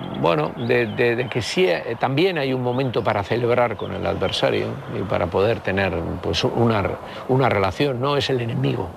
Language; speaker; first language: Spanish; native; Spanish